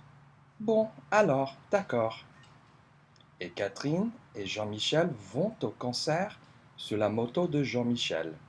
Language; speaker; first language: French; non-native, fluent; English